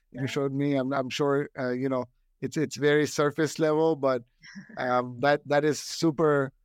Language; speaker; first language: English; non-native, local second language; Hindi